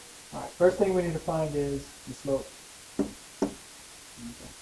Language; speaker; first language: English; native; English